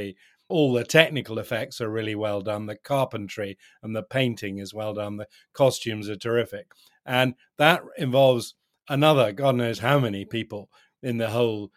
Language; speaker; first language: English; native; English